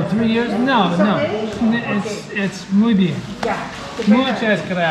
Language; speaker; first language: Spanish; non-native, learner; English